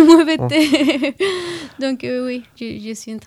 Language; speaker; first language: French; non-native, fluent; Spanish